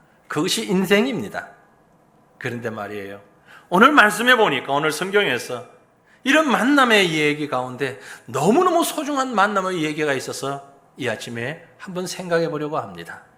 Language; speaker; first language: Korean; native; Korean